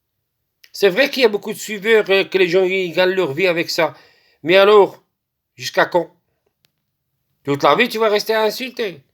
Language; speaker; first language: French; non-native, local second language; Arabic